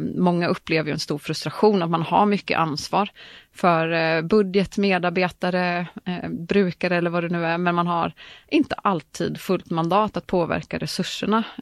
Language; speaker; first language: Swedish; native; Swedish